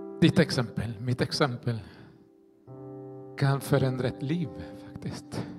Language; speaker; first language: Swedish; non-native, fluent; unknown